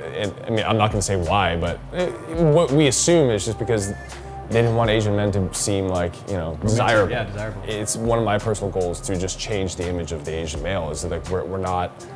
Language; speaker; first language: English; native; English